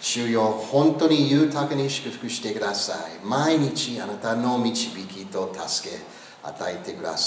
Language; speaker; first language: Japanese; non-native, learner; English